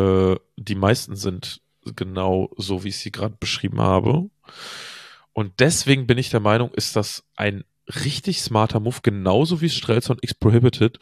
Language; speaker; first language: German; native; German